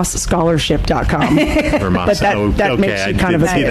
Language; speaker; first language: English; native; English